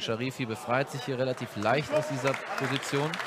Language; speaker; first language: German; native; German